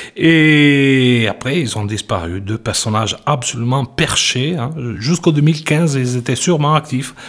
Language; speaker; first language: French; non-native, fluent; Italian